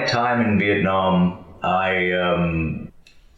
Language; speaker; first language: English; native; English